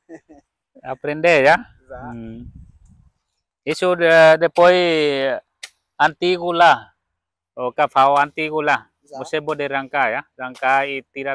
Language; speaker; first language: Portuguese; non-native, learner; Vietnamese